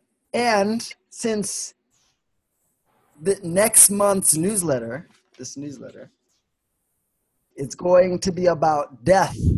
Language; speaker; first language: English; non-native, fluent; Swedish